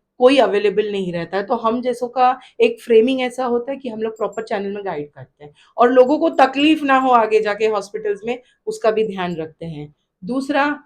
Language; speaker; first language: Hindi; non-native, local second language; Gujarati